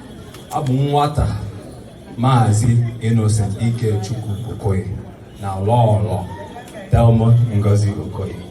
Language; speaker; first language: Igbo; early bilingual, heritage; Igbo